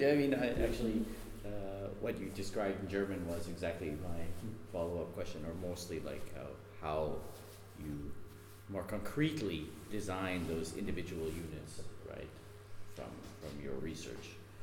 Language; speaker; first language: English; native; English